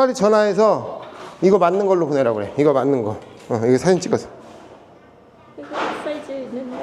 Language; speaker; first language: Korean; native; Korean